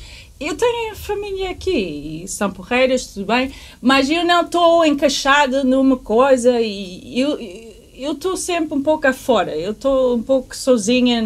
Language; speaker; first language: Portuguese; early bilingual, heritage; English